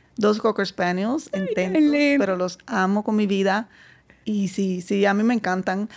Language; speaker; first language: Spanish; non-native, fluent; Dutch